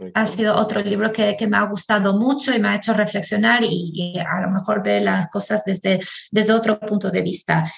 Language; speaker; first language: Spanish; non-native, fluent; Albanian